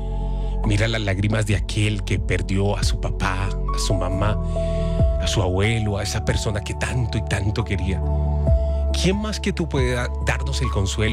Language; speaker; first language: Spanish; native; Spanish